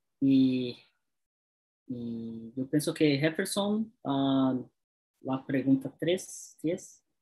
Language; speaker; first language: Spanish; non-native, learner; Portuguese